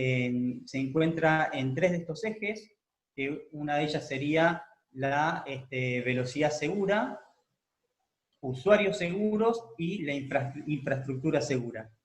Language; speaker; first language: Spanish; native; Spanish